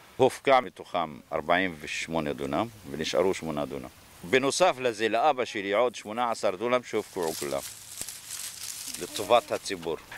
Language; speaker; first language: Hebrew; non-native, local second language; Arabic